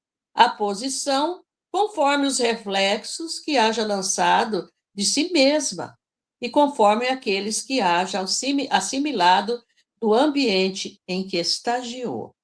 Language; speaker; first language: Portuguese; native; Portuguese